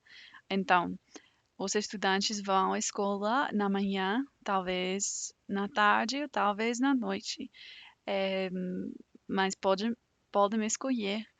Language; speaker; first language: Portuguese; non-native, fluent; English